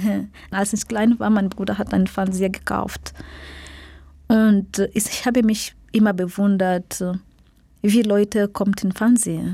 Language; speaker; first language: German; non-native, fluent; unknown